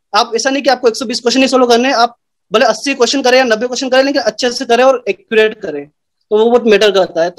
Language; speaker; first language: Hindi; native; Hindi